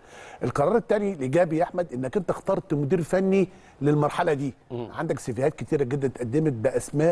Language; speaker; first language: Arabic; native; Arabic